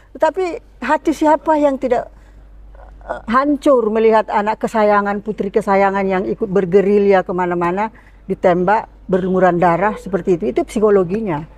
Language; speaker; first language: Indonesian; native; Indonesian